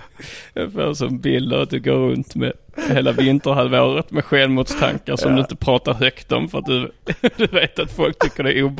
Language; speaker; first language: Swedish; native; Swedish